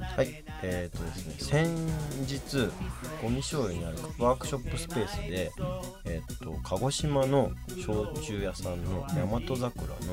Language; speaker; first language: Japanese; native; Japanese